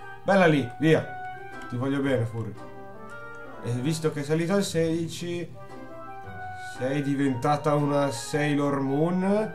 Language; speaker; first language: Italian; native; Italian